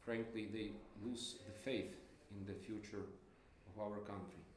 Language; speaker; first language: English; non-native, fluent; Ukrainian